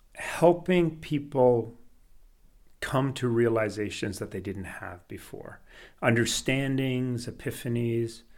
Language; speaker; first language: English; early bilingual, other home language; Swedish